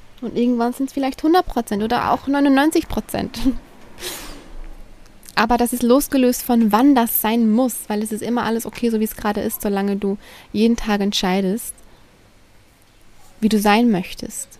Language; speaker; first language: German; native; German